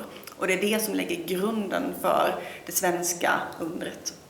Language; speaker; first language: Swedish; native; Swedish